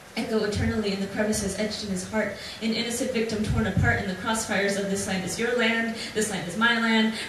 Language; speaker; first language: English; early bilingual, other home language; Spanish